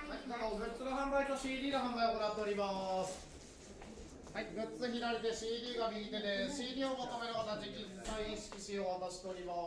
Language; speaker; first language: Japanese; native; Japanese